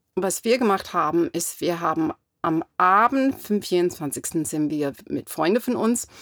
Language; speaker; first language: German; non-native, fluent; English